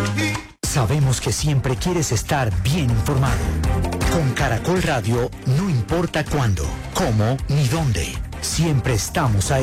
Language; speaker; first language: Spanish; native; Spanish